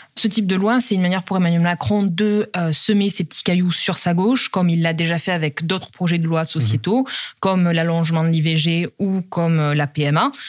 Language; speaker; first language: French; native; French